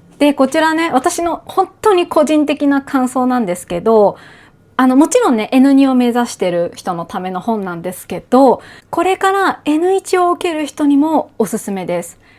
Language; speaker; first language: Japanese; native; Japanese